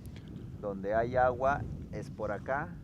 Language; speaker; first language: Spanish; native; Spanish